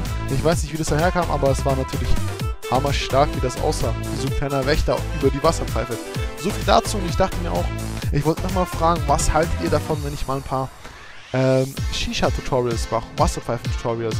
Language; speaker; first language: German; native; German